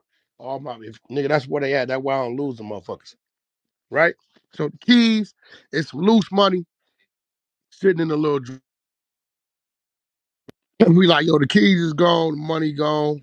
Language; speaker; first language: English; native; English